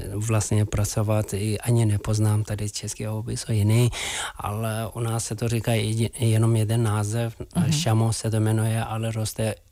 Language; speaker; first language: Czech; non-native, fluent; Tibetan